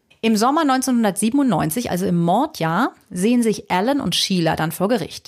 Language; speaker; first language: German; native; German